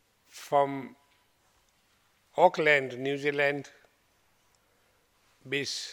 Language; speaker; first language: German; non-native, learner; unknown